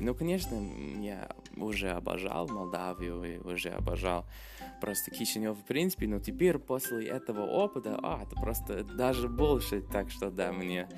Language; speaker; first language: Russian; non-native, fluent; English